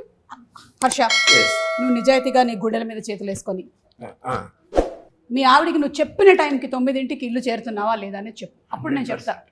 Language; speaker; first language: Telugu; native; Telugu